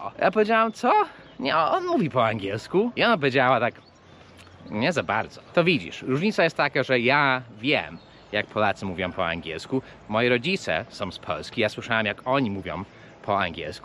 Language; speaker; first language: Polish; early bilingual, heritage; English